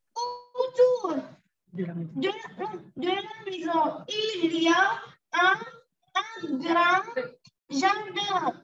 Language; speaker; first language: French; non-native, learner; Arabic